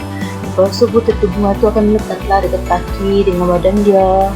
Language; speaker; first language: Malay; native; Malay